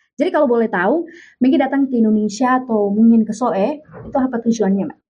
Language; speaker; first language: Indonesian; native; Indonesian